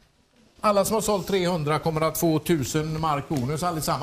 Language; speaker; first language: Swedish; native; Swedish